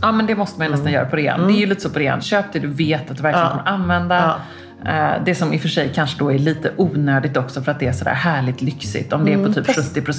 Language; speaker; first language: Swedish; native; Swedish